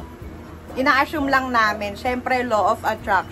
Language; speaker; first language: Filipino; native; Filipino